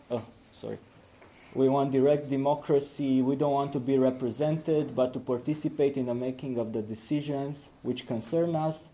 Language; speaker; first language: English; non-native, fluent; Romanian